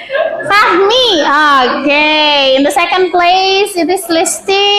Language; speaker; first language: English; non-native, fluent; Indonesian